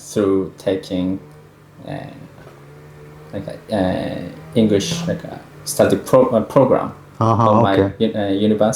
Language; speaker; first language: English; non-native, fluent; Japanese